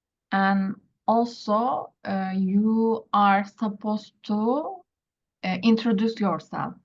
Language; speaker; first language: English; non-native, learner; Turkish